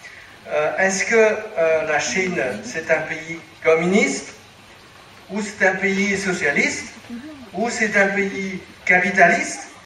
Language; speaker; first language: French; non-native, fluent; Chinese